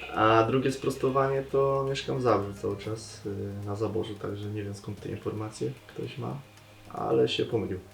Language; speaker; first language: Polish; native; Polish